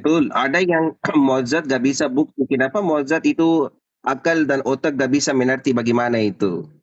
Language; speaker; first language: Indonesian; non-native, learner; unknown